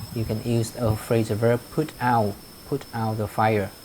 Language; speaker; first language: English; non-native, fluent; Vietnamese